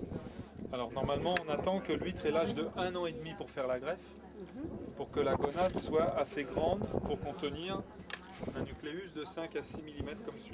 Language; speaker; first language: French; native; French